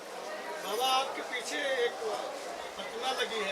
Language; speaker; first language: Hindi; native; Hindi